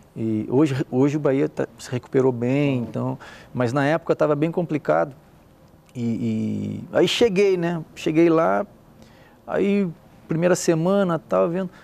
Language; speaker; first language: Portuguese; native; Portuguese